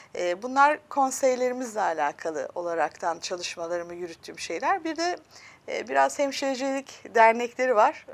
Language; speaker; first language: Turkish; early bilingual, heritage; Turkish